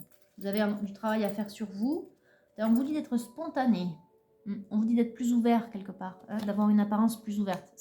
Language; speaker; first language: French; native; French